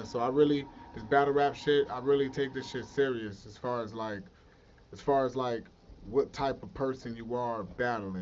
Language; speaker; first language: English; native; English